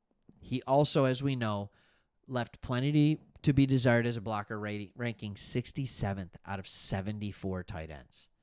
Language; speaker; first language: English; native; English